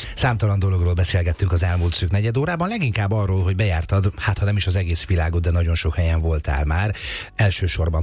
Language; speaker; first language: Hungarian; native; Hungarian